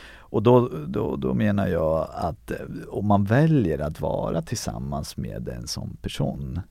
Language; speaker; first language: Swedish; early bilingual, other home language; Armenian